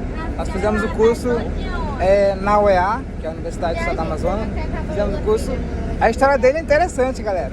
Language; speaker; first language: Portuguese; native; Portuguese